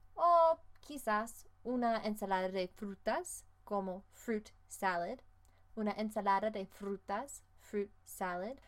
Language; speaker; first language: Spanish; non-native, fluent; English